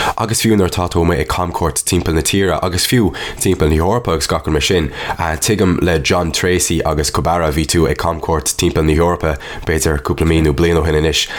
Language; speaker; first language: Irish; non-native, local second language; English